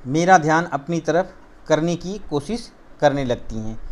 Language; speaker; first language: Hindi; non-native, local second language; Marathi